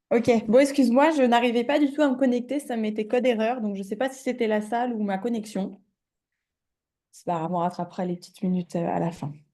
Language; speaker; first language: French; native; French